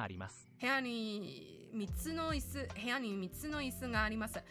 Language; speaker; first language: Japanese; non-native, learner; English